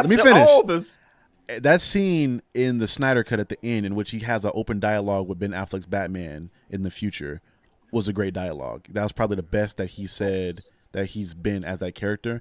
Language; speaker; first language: English; native; English